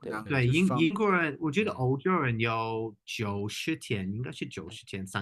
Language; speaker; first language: Chinese; non-native, fluent; English